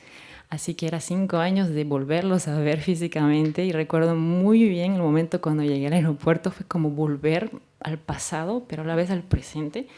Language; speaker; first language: Spanish; native; Spanish